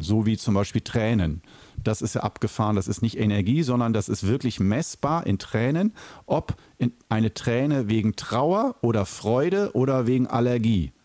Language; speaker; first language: German; native; German